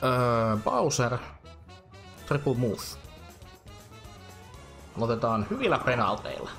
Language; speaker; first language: Finnish; native; Finnish